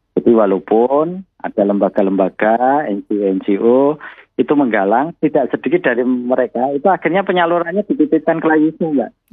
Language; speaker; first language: Malay; non-native, local second language; Javanese